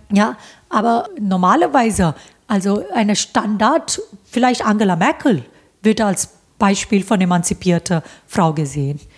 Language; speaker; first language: German; non-native, fluent; Hindi